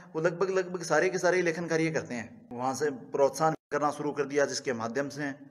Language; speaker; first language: Hindi; native; Hindi